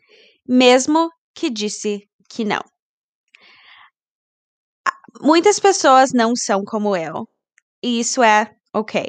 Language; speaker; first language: Portuguese; early bilingual, heritage; Portuguese